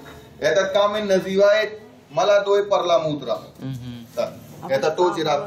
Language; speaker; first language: Russian; non-native, learner; Hindi